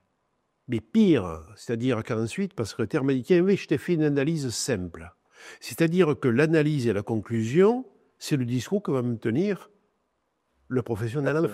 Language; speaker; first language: French; native; French